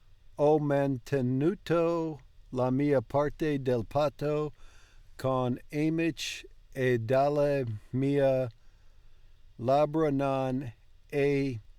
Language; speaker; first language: Italian; non-native, learner; English